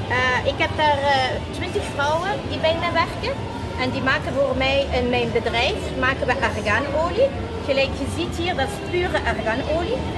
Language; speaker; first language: Dutch; non-native, fluent; Arabic